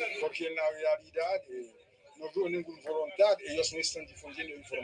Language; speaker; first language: Spanish; non-native, fluent; Haitian Creole